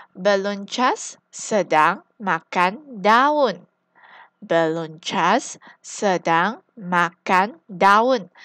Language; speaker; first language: Malay; non-native, local second language; Chinese